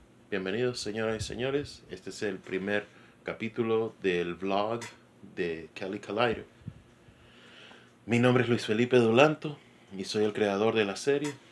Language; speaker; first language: Spanish; early bilingual, heritage; Spanish